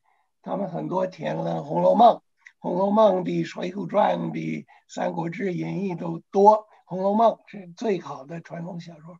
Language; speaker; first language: Chinese; non-native, fluent; English